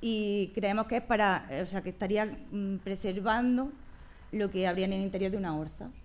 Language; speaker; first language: Spanish; native; Spanish